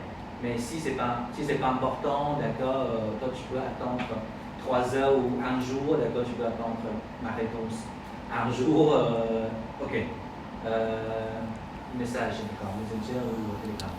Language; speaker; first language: French; non-native, fluent; Khmer